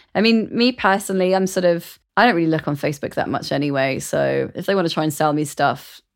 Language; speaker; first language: English; native; English